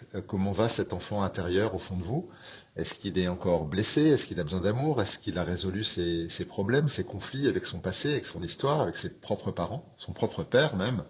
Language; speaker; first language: French; native; French